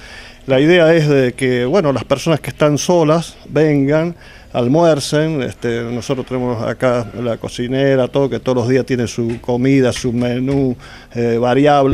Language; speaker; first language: Spanish; native; Spanish